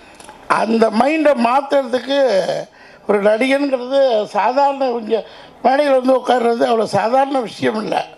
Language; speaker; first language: Tamil; native; Tamil